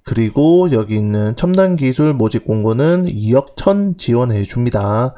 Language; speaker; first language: Korean; native; Korean